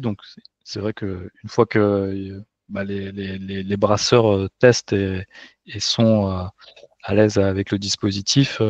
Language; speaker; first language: French; native; French